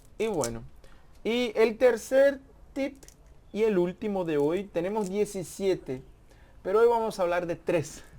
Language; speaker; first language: Spanish; non-native, fluent; Portuguese